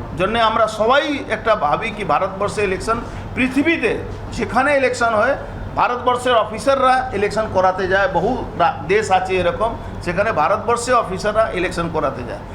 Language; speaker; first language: Bangla; non-native, local second language; Hindi